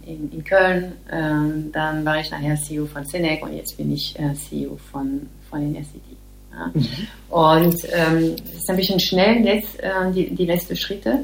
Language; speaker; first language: German; non-native, fluent; French